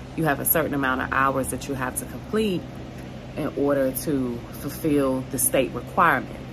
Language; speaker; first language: English; native; English